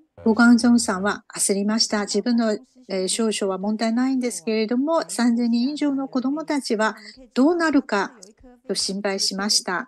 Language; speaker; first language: Japanese; non-native, fluent; Chinese